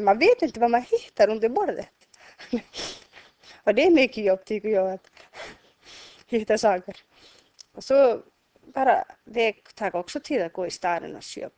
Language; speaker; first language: Swedish; non-native, learner; Icelandic